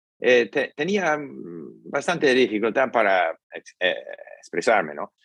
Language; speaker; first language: Spanish; non-native, fluent; English